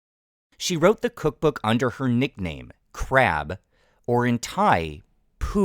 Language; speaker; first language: English; native; English